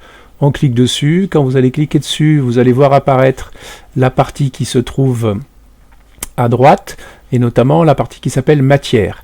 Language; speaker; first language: French; native; French